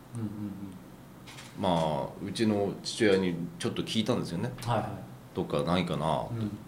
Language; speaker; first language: Japanese; native; Japanese